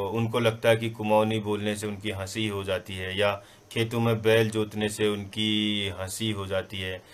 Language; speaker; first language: Hindi; non-native, local second language; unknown